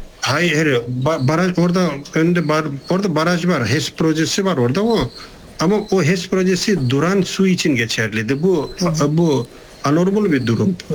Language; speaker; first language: Turkish; non-native, fluent; Nepali